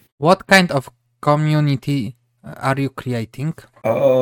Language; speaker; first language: English; non-native, learner; Polish